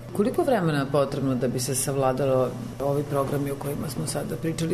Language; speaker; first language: Serbian; native; Serbian